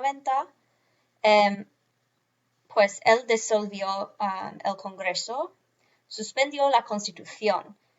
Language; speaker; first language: Spanish; non-native, fluent; English